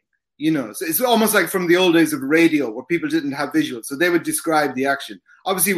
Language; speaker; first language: English; native; English